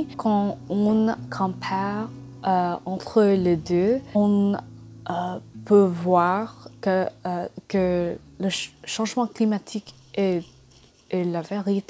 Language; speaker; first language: French; non-native, learner; English